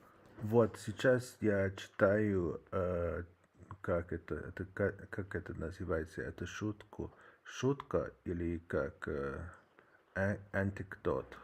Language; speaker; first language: Russian; non-native, learner; English